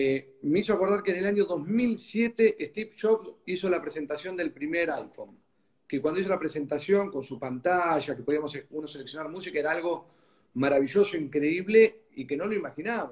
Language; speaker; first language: Spanish; native; Spanish